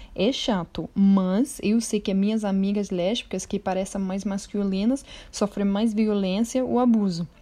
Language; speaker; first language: Portuguese; non-native, fluent; English